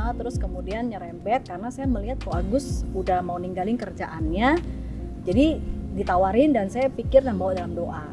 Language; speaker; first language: Indonesian; native; Indonesian